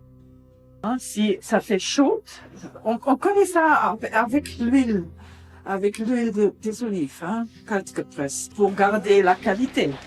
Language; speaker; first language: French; non-native, fluent; German